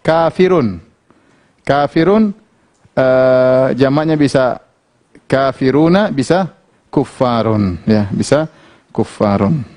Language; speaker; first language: Arabic; non-native, fluent; Indonesian